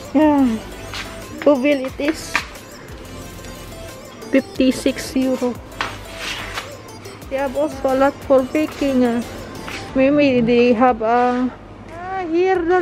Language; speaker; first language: English; non-native, learner; Filipino